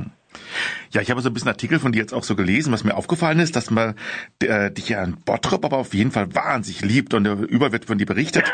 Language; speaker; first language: German; native; German